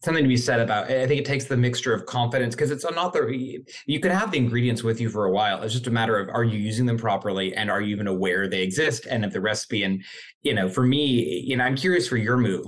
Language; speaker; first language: English; native; English